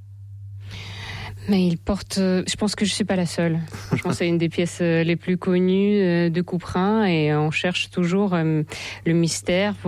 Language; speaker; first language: French; non-native, fluent; Russian